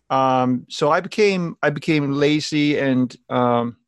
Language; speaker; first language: English; non-native, fluent; Danish